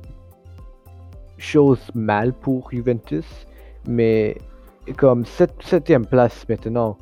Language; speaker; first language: French; non-native, learner; English